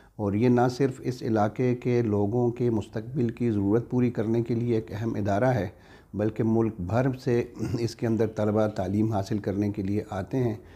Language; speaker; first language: Urdu; non-native, local second language; Pashto